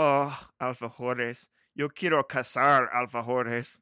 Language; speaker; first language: Spanish; non-native, learner; English